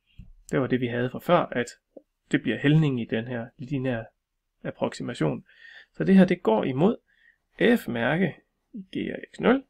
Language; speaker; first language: Danish; native; Danish